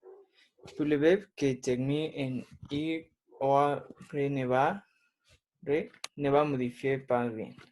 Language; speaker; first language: French; non-native, learner; Spanish